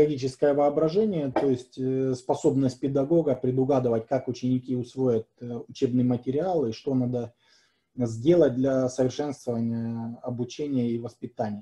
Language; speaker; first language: Russian; native; Russian